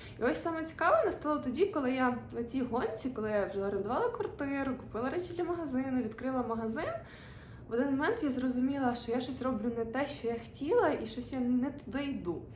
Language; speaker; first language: Ukrainian; non-native, local second language; Russian